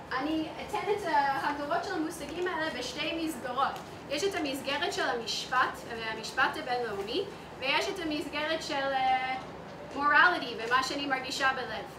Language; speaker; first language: Hebrew; non-native, fluent; English